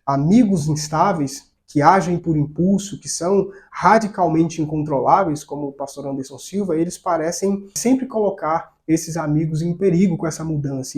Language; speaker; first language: Portuguese; native; Portuguese